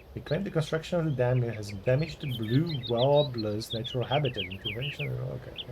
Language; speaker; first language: English; non-native, fluent; Slovak